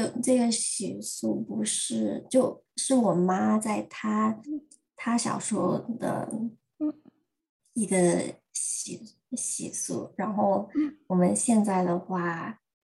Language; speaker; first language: Chinese; early bilingual, heritage; Chinese